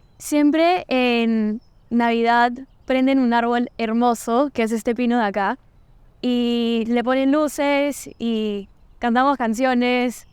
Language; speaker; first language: Spanish; non-native, fluent; Portuguese